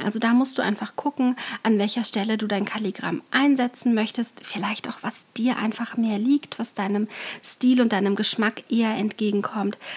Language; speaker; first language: German; native; German